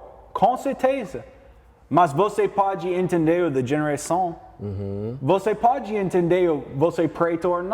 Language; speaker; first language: Portuguese; non-native, learner; English